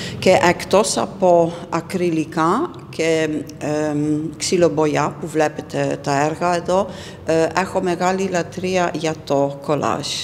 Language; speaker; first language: Greek; non-native, fluent; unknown